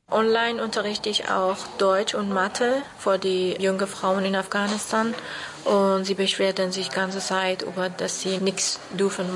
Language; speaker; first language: German; non-native, fluent; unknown